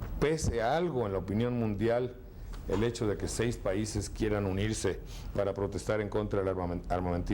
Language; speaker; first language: Spanish; native; Spanish